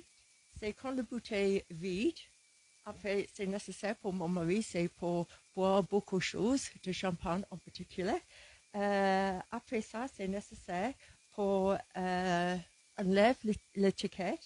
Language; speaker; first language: French; non-native, learner; English